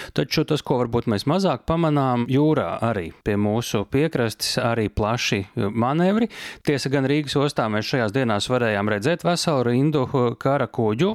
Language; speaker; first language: Latvian; native; Latvian